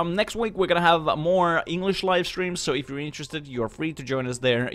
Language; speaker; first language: English; non-native, fluent; Finnish